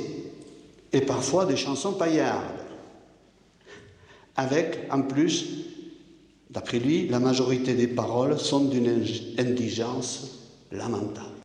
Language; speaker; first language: French; native; French